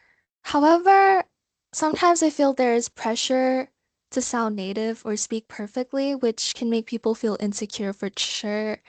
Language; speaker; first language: English; non-native, fluent; Thai